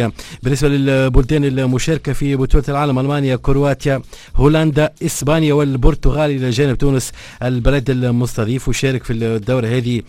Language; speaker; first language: Arabic; native; Arabic